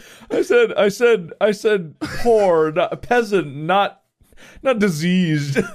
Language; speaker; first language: English; native; English